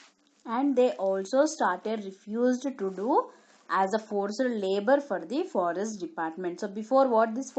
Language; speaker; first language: English; non-native, local second language; Telugu